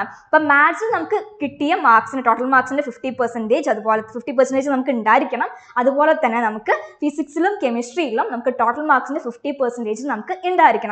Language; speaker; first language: Malayalam; native; Malayalam